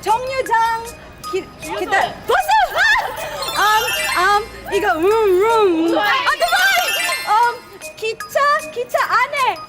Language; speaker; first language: Korean; non-native, learner; English